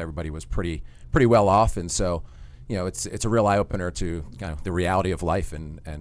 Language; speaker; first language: English; native; English